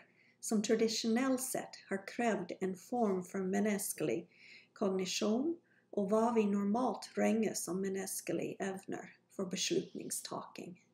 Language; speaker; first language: Norwegian; non-native, fluent; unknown